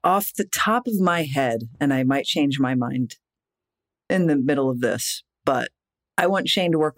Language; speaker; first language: English; native; English